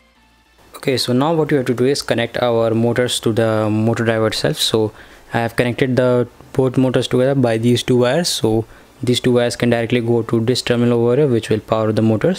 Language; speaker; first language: English; non-native, local second language; Hindi